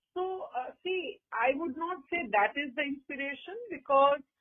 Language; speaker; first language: English; non-native, local second language; Gujarati